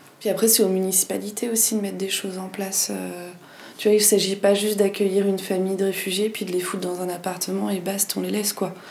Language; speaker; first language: French; native; French